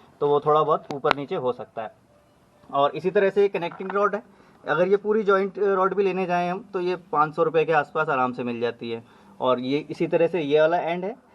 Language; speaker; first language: Hindi; native; Hindi